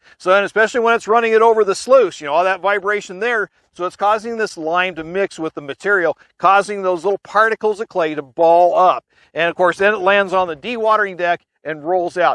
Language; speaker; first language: English; native; English